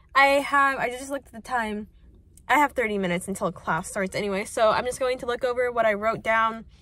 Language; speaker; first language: English; native; English